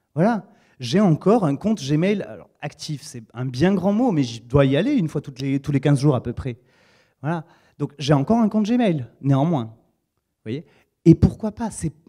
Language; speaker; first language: French; native; French